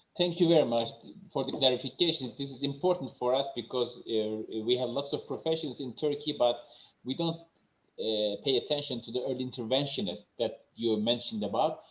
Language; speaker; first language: English; non-native, fluent; Turkish